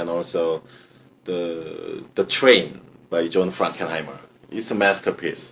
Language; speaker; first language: English; non-native, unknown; Korean